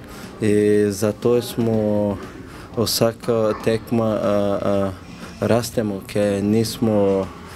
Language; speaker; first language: Slovenian; non-native, learner; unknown